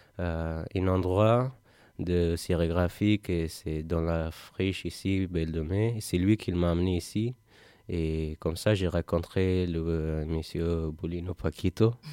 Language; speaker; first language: French; non-native, learner; Persian